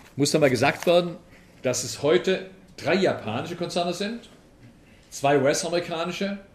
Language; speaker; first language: German; native; German